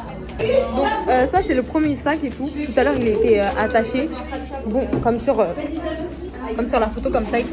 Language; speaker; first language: French; native; French